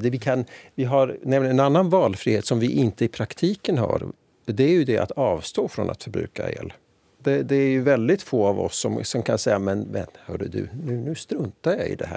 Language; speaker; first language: Swedish; native; Swedish